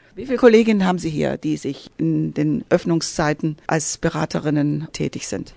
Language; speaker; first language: German; native; German